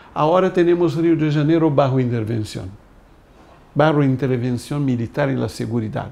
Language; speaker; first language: Portuguese; non-native, fluent; Spanish